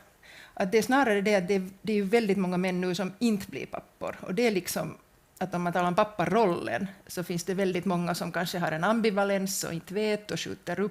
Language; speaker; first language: Swedish; native; Swedish